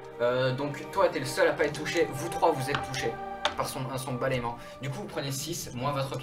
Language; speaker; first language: French; native; French